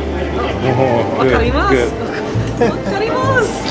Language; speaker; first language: Japanese; non-native, learner; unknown